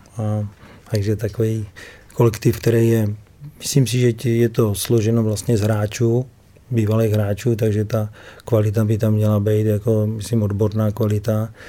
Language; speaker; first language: Czech; native; Czech